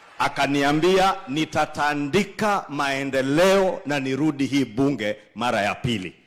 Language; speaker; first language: Swahili; non-native, local second language; Kikuyu